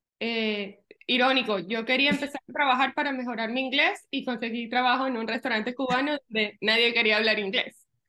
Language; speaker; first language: Spanish; native; Spanish